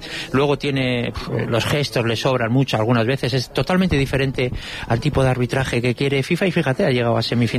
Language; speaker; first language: Spanish; native; Spanish